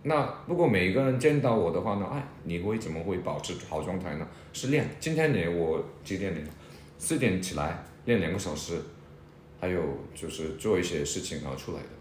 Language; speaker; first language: Chinese; non-native, fluent; Korean